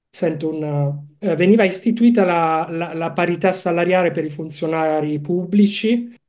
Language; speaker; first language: Italian; native; Italian